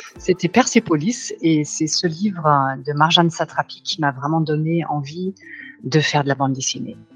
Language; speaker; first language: French; non-native, fluent; German